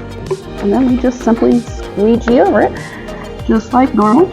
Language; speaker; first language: English; native; English